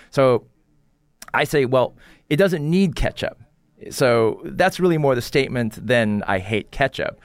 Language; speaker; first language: English; early bilingual, other home language; Korean